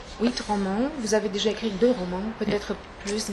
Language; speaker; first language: French; non-native, fluent; Romanian